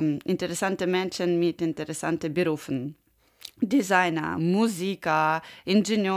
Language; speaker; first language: German; non-native, learner; Ukrainian